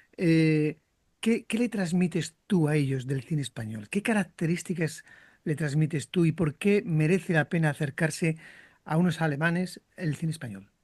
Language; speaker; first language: Spanish; native; Spanish